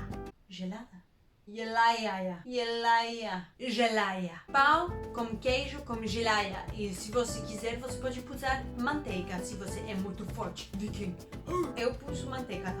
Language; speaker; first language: Portuguese; non-native, learner; Danish